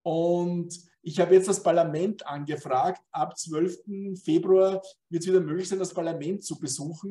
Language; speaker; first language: German; native; German